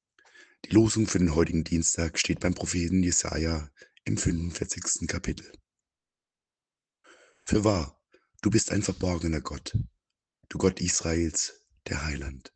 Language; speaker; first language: German; native; German